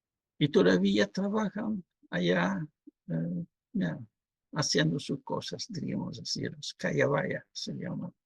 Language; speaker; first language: Spanish; non-native, fluent; Dutch